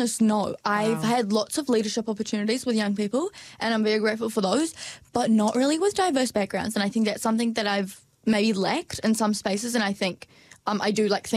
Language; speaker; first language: English; non-native, local second language; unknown